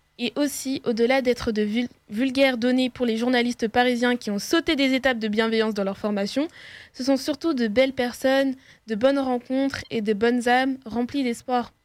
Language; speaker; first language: French; early bilingual, other home language; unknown